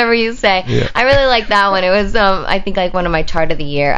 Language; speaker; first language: English; native; English